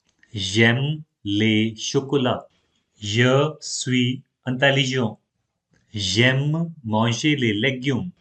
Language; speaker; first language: French; non-native, fluent; Hindi